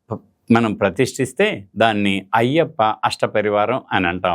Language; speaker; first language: Telugu; native; Telugu